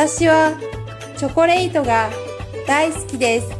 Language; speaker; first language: Japanese; non-native, learner; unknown